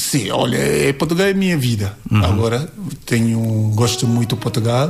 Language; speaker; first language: Portuguese; non-native, learner; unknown